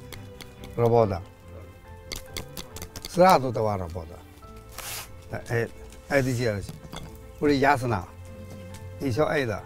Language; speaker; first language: Russian; non-native, learner; Chinese